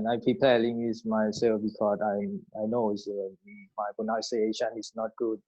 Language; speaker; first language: English; non-native, learner; Thai